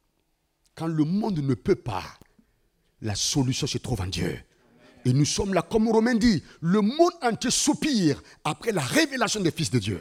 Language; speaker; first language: French; non-native, local second language; Mossi